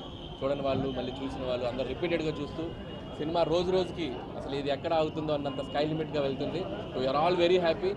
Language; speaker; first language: Telugu; native; Telugu